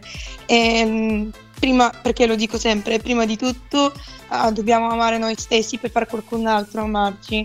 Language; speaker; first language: Italian; non-native, fluent; Bulgarian